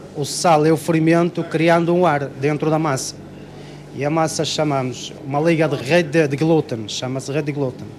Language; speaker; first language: Portuguese; non-native, fluent; Arabic